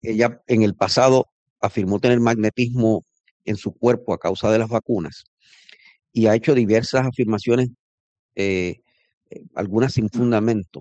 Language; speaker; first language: Spanish; native; Spanish